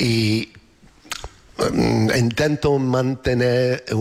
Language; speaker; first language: Spanish; non-native, learner; English